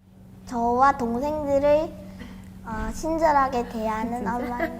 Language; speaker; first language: Korean; early bilingual, other home language; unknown